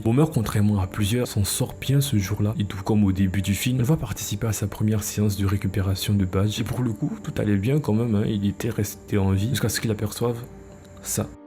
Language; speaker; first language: French; native; French